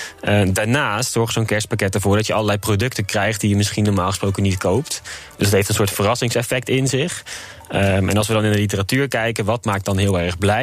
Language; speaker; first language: Dutch; native; Dutch